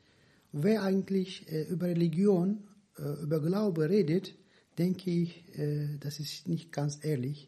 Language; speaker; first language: German; non-native, fluent; Turkish